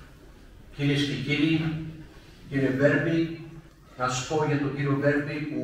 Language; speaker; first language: Greek; early bilingual, heritage; Greek